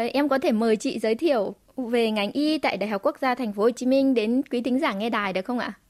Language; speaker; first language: Vietnamese; native; Vietnamese